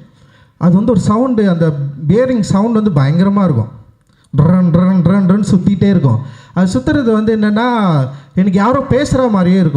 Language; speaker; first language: Tamil; native; Tamil